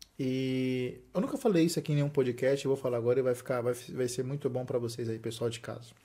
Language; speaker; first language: Portuguese; native; Portuguese